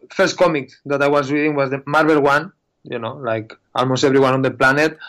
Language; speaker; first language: English; non-native, fluent; Spanish